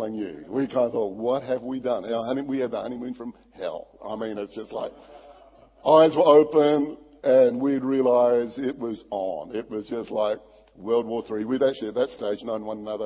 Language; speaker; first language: English; native; English